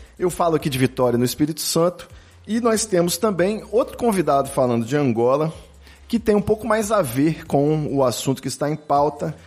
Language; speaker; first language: Portuguese; native; Portuguese